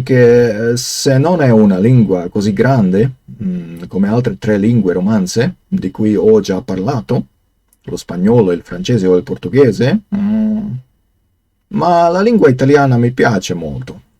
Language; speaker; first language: Italian; non-native, fluent; Slovak